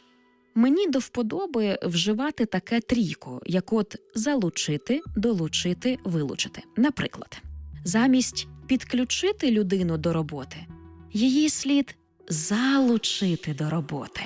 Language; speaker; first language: Ukrainian; native; Ukrainian